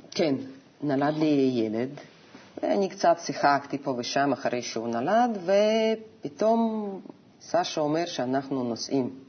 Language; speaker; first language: Hebrew; non-native, fluent; Russian